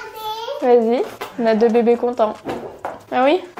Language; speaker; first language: French; native; French